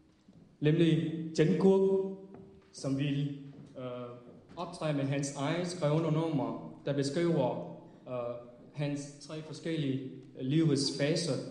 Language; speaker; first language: Danish; non-native, fluent; Vietnamese